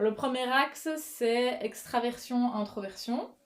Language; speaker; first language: French; native; French